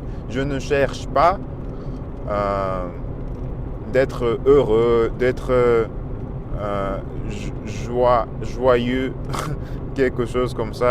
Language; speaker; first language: French; non-native, learner; Russian